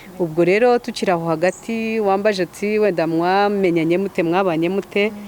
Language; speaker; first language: Kinyarwanda; early bilingual, heritage; Kinyarwanda